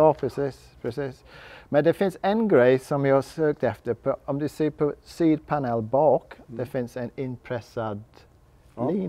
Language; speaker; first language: Swedish; non-native, learner; English